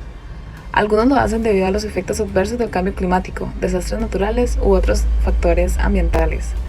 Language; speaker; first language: Spanish; native; Spanish